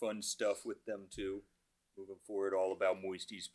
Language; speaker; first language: English; native; English